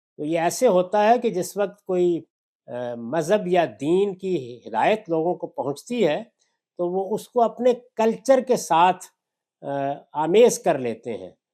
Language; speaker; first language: Urdu; non-native, local second language; Punjabi